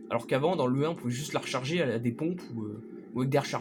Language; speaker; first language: French; native; French